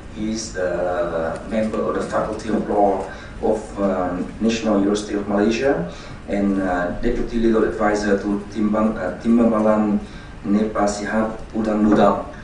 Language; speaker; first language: English; non-native, fluent; Vietnamese